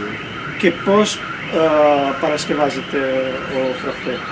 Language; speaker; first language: Greek; non-native, fluent; Italian